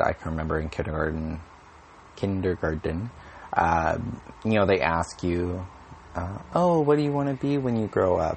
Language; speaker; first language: English; native; English